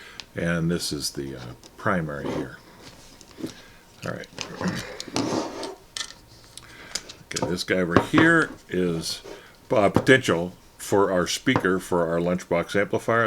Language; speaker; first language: English; native; English